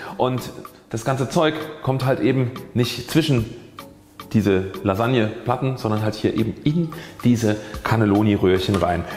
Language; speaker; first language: German; native; German